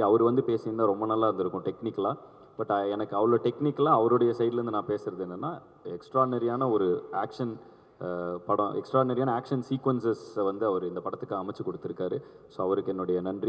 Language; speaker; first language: Tamil; native; Tamil